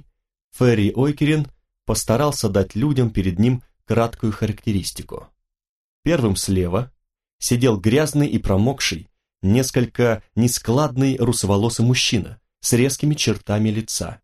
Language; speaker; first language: Russian; native; Russian